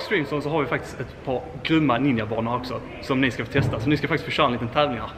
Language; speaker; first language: Swedish; native; Swedish